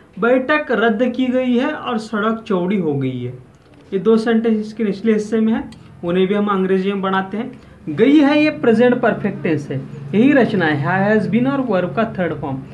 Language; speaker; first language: Hindi; non-native, local second language; Marathi